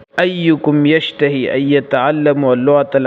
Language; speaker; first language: Arabic; non-native, learner; Pashto